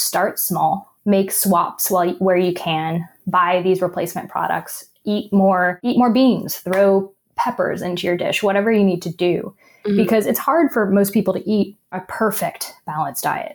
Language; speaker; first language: English; native; English